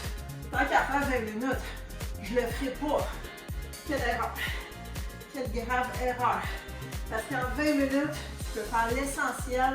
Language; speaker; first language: French; native; French